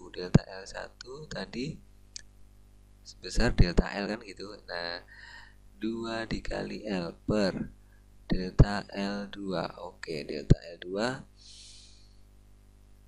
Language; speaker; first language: Indonesian; native; Indonesian